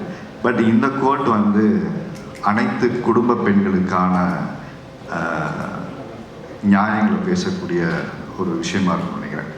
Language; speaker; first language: Tamil; native; Tamil